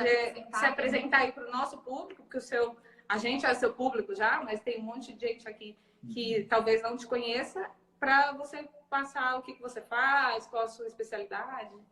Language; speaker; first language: Portuguese; native; Portuguese